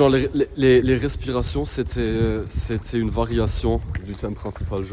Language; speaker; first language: French; non-native, fluent; German